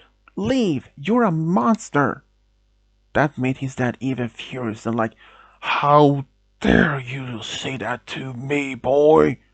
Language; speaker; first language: English; non-native, fluent; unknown